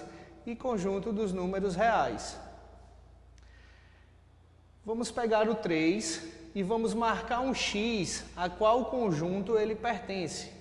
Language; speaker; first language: Portuguese; native; Portuguese